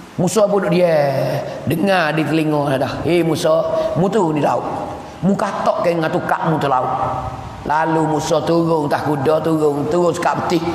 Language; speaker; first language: Malay; native; Malay